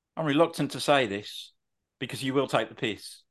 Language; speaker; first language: English; native; English